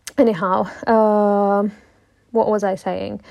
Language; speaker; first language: English; non-native, fluent; Italian